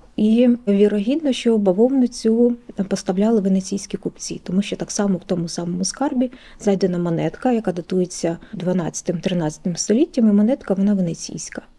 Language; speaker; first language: Ukrainian; native; Ukrainian